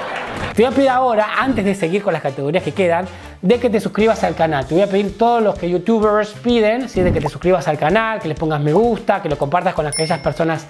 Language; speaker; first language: Spanish; native; Spanish